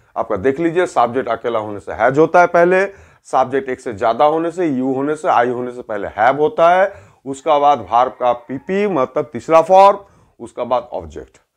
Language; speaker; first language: Hindi; native; Hindi